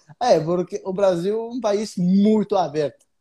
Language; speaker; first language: Portuguese; non-native, fluent; Arabic